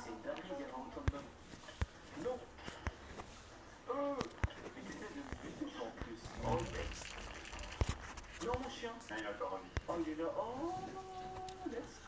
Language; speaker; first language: French; native; French